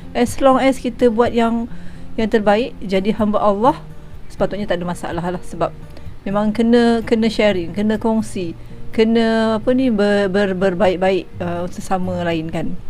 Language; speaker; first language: Malay; early bilingual, other home language; Minangkabau